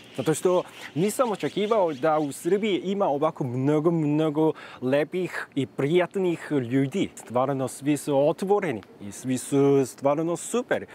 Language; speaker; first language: Serbian; non-native, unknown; Korean